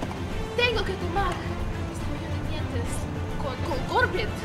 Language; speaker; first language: Spanish; non-native, learner; English